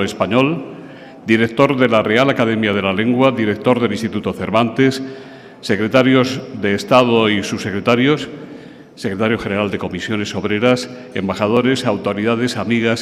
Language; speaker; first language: Spanish; native; Spanish